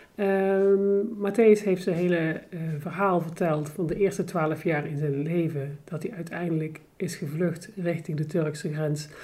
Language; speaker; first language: Dutch; native; Dutch